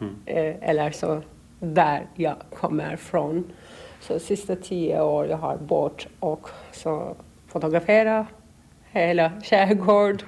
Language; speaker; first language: Swedish; non-native, learner; Turkish